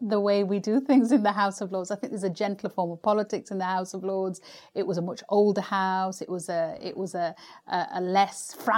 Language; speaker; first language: English; native; English